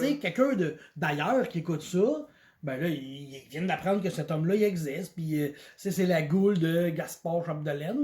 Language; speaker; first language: French; native; French